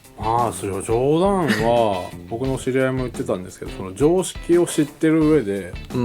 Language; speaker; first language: Japanese; native; Japanese